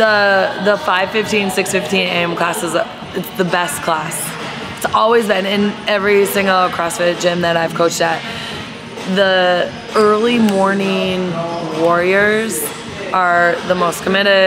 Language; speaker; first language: English; native; English